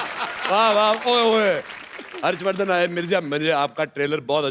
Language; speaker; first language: Hindi; native; Hindi